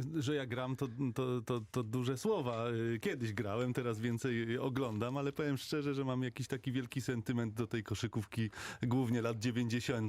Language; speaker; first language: Polish; native; Polish